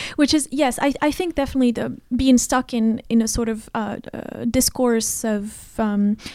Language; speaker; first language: English; non-native, fluent; Arabic